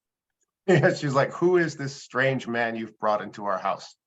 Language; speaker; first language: English; native; English